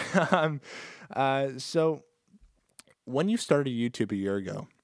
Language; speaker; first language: English; native; English